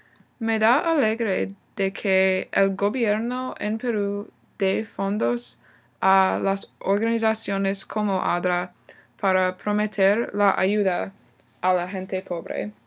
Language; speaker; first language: Spanish; non-native, learner; English